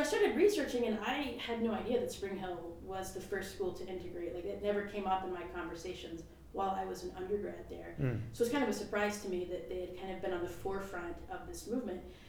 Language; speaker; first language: English; native; English